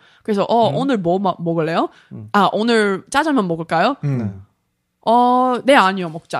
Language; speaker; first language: Korean; non-native, learner; English